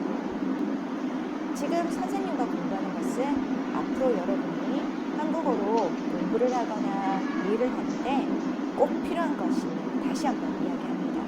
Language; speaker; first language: Korean; native; Korean